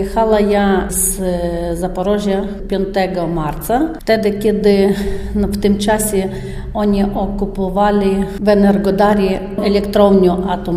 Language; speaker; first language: Polish; non-native, learner; Ukrainian